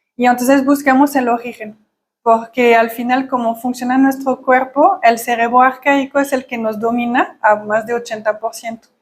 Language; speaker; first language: Spanish; non-native, fluent; French